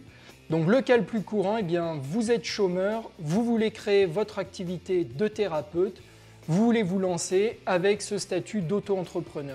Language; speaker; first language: French; native; French